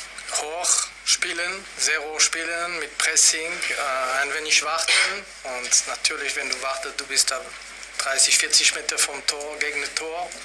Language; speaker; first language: German; non-native, fluent; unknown